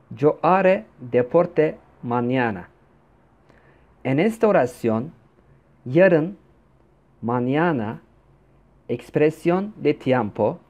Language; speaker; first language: Spanish; non-native, fluent; Turkish